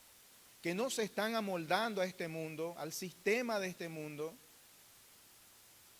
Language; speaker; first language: Spanish; native; Spanish